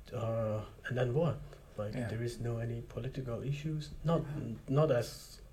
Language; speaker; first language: English; non-native, fluent; Persian